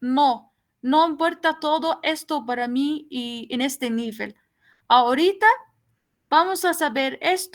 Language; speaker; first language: Spanish; non-native, fluent; Arabic